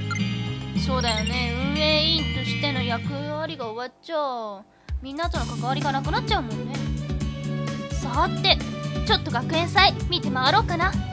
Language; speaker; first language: Japanese; native; Japanese